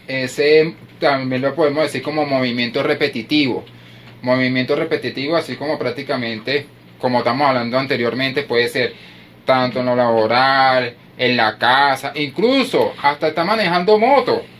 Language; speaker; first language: Spanish; native; Spanish